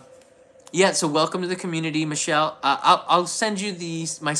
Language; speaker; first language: English; native; English